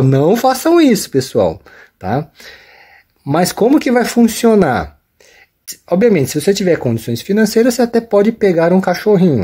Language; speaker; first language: Portuguese; native; Portuguese